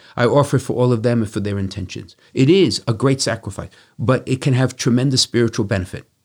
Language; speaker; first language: English; native; English